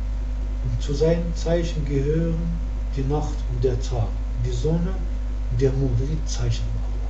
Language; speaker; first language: German; non-native, learner; Arabic